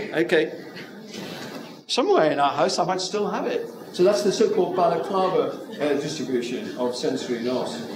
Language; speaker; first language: English; native; English